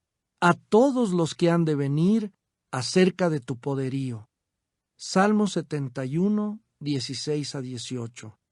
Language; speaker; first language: Spanish; native; Spanish